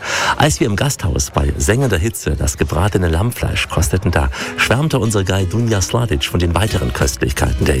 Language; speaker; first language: German; native; German